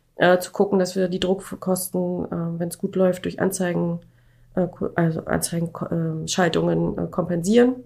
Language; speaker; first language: German; native; German